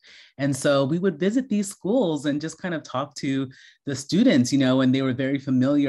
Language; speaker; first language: English; native; English